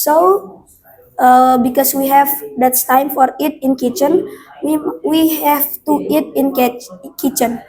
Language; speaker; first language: English; non-native, learner; Indonesian